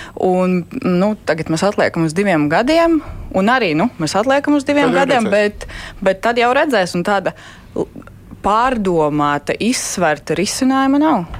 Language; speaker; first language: Latvian; non-native, local second language; Russian